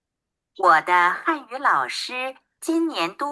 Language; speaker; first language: Chinese; non-native, learner; Bangla